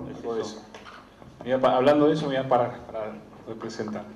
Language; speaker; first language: Spanish; native; Spanish